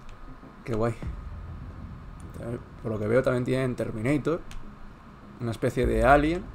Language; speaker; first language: Spanish; native; Spanish